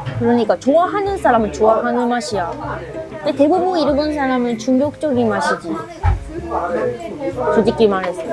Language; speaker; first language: Korean; non-native, fluent; Japanese